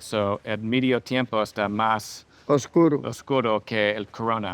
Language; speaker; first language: Spanish; non-native, learner; English